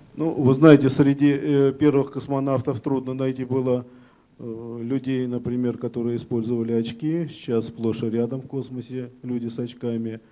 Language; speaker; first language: Russian; native; Russian